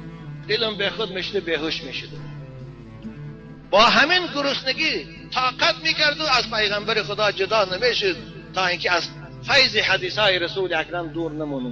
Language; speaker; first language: Persian; native; Persian